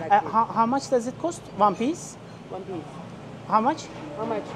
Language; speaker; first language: English; non-native, fluent; Turkish